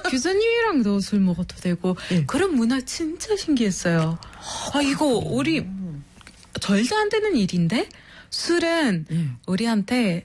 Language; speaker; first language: Korean; non-native, fluent; Arabic